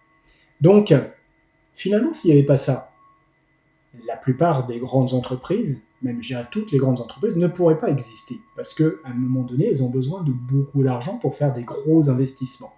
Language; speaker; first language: French; native; French